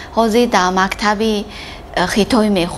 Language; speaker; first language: Persian; non-native, learner; Chinese